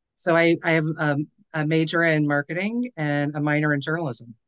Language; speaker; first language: English; native; English